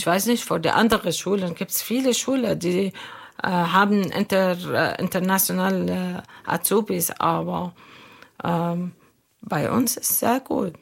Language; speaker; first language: German; non-native, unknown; Arabic